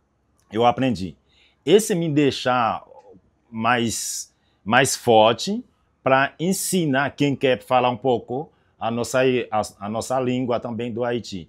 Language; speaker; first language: Portuguese; non-native, learner; Haitian Creole